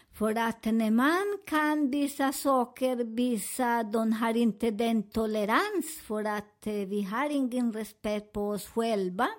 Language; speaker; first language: Swedish; non-native, learner; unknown